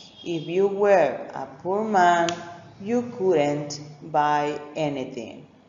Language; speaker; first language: English; non-native, fluent; Spanish